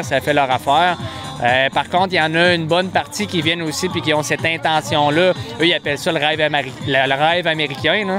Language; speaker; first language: French; native; French